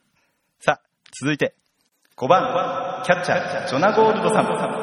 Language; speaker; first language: Japanese; native; Japanese